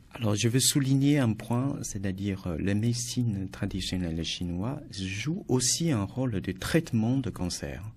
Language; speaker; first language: French; non-native, fluent; Chinese